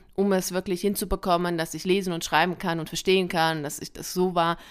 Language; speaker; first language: German; early bilingual, other home language; Persian